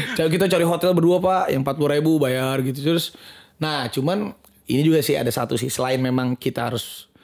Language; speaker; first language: Indonesian; native; Indonesian